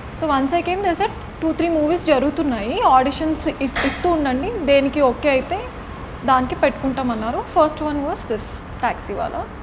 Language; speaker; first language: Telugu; non-native, local second language; Marathi